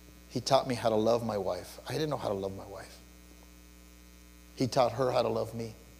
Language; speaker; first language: English; early bilingual, other home language; Spanish